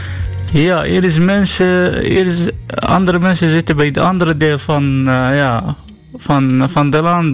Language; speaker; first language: Dutch; non-native, learner; Arabic